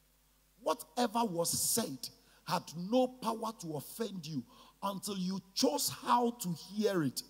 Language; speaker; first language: English; non-native, local second language; Ga